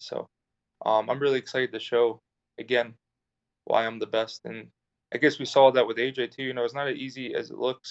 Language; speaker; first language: English; native; English